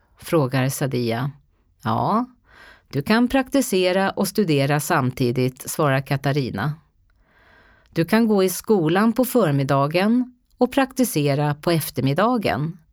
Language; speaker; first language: Swedish; native; Swedish